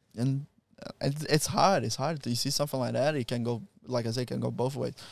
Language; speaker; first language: English; non-native, fluent; Portuguese